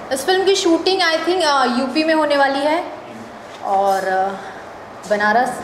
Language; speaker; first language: Hindi; native; Hindi